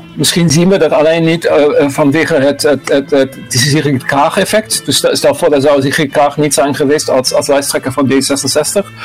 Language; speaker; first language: Dutch; non-native, fluent; German